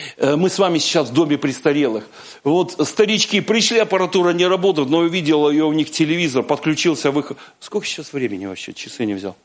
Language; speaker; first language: Russian; native; Russian